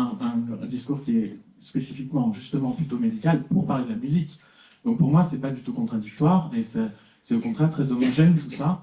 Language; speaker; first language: French; native; French